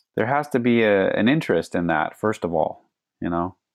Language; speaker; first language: English; native; English